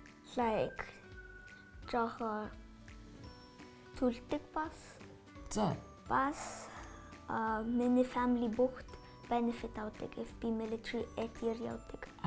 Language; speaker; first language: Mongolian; early bilingual, heritage; Mongolian